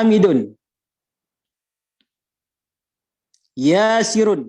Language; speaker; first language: Arabic; non-native, fluent; Indonesian